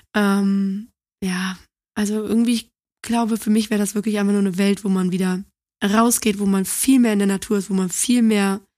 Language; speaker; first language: German; native; German